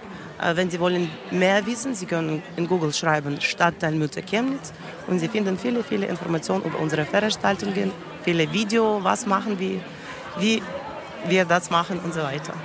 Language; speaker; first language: German; non-native, learner; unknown